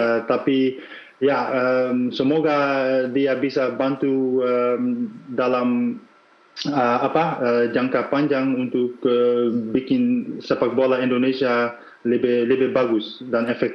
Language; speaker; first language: Indonesian; non-native, fluent; Dutch